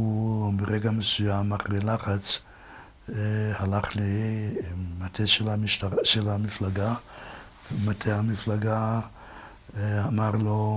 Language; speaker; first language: Hebrew; non-native, fluent; Yiddish